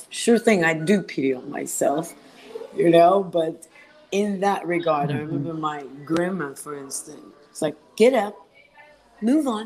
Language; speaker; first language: English; non-native, fluent; Hebrew